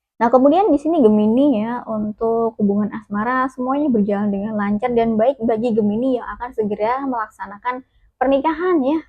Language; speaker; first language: Indonesian; native; Indonesian